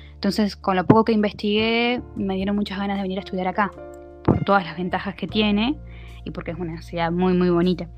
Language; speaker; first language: Spanish; native; Spanish